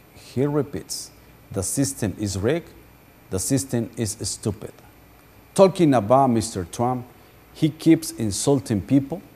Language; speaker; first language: English; non-native, fluent; Spanish